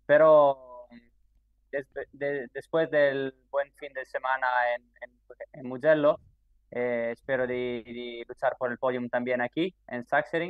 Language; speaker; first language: Spanish; non-native, fluent; Italian